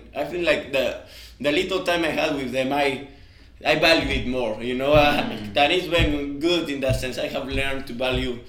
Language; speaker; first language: English; non-native, fluent; Spanish